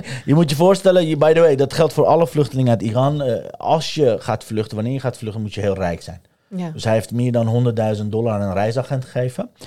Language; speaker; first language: Dutch; non-native, fluent; Persian